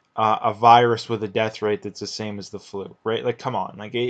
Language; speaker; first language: English; native; English